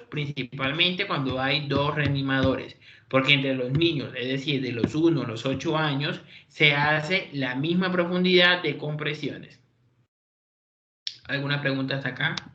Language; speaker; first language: Spanish; native; Spanish